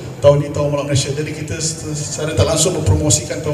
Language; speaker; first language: Malay; native; Malay